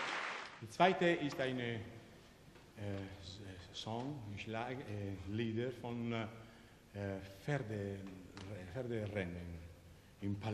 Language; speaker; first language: German; non-native, learner; Italian